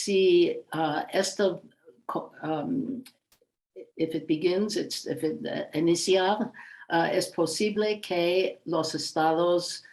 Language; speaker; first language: Spanish; non-native, learner; English